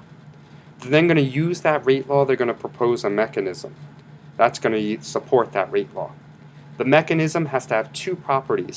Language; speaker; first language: English; native; English